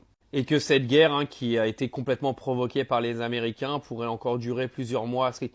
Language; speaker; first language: French; native; French